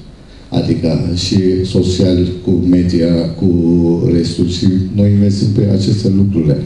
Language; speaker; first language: Romanian; non-native, learner; Turkish